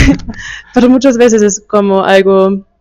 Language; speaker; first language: Spanish; non-native, fluent; German